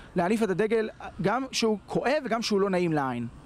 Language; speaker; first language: Hebrew; native; Hebrew